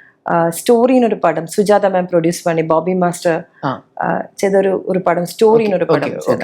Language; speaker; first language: Tamil; non-native, learner; Malayalam